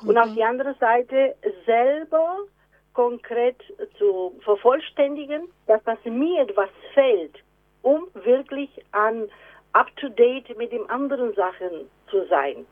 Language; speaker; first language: German; non-native, fluent; Romanian